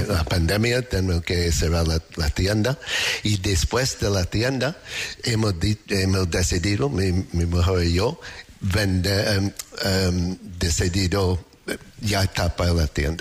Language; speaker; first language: Spanish; non-native, learner; English